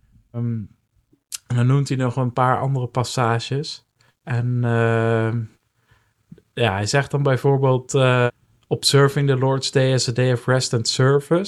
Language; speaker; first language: Dutch; native; Dutch